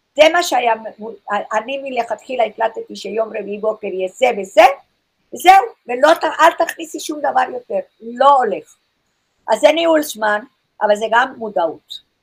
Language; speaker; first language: Hebrew; non-native, fluent; English